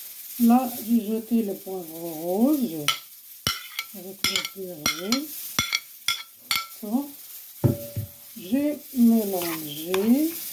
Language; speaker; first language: French; non-native, learner; Arabic